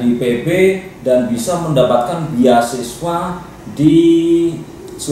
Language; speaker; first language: Indonesian; non-native, local second language; Javanese